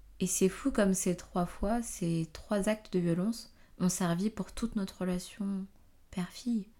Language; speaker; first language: French; native; French